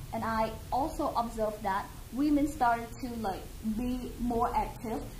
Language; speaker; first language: English; non-native, fluent; Khmer